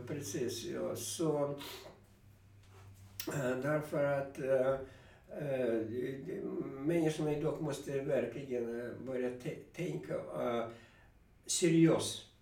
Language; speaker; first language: Swedish; non-native, fluent; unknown